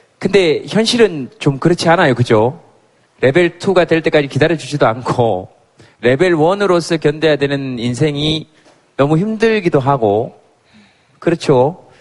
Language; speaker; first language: Korean; native; Korean